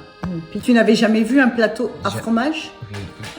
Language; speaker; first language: French; native; French